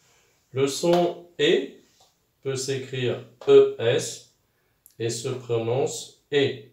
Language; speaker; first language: French; non-native, local second language; Arabic